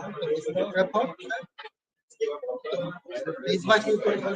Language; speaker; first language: Polish; non-native, learner; Arabic